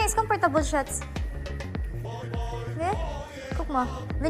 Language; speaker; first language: German; non-native, learner; Filipino